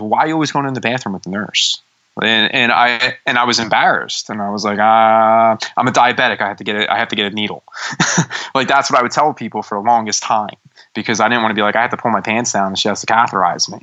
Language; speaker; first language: English; native; English